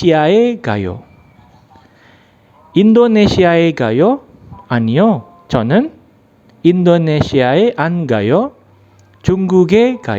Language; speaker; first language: Korean; non-native, fluent; Indonesian